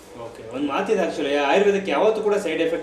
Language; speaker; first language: Kannada; native; Kannada